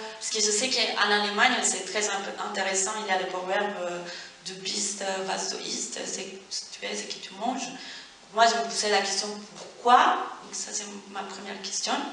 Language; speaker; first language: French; non-native, fluent; Spanish